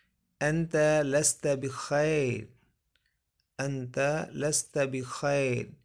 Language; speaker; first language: Arabic; non-native, fluent; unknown